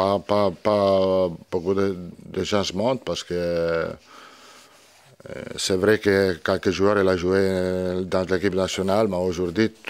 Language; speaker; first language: French; non-native, learner; Italian